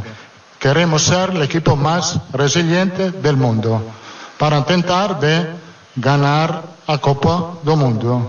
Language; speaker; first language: Portuguese; non-native, fluent; Italian